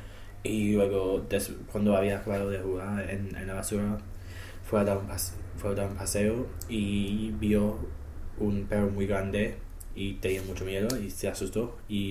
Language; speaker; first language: Spanish; non-native, learner; English